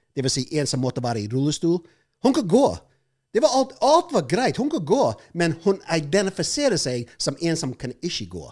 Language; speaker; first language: Norwegian; non-native, fluent; English